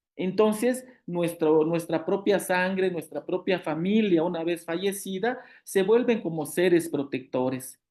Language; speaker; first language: Spanish; non-native, local second language; Zapotec